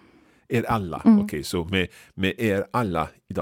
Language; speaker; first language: Swedish; non-native, learner; English